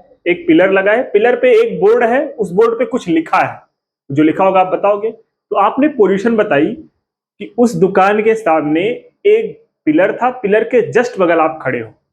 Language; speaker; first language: Hindi; native; Hindi